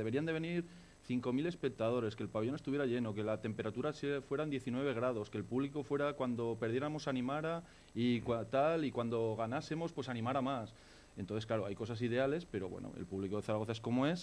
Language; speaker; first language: Spanish; native; Spanish